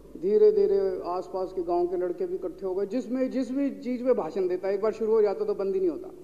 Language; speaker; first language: Hindi; native; Hindi